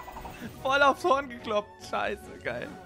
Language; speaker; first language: German; native; German